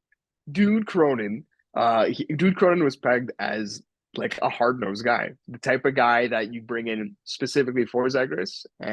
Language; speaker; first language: English; native; English